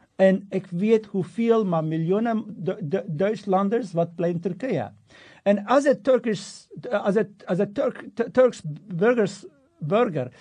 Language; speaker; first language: Afrikaans; non-native, fluent; Turkish